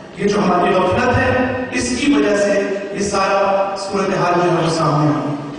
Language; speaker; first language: Urdu; native; Urdu